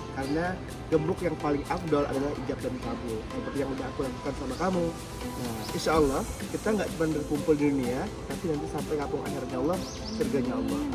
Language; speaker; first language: Indonesian; native; Indonesian